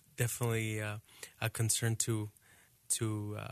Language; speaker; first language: English; non-native, fluent; Spanish